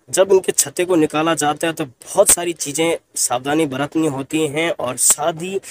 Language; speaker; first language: Hindi; native; Hindi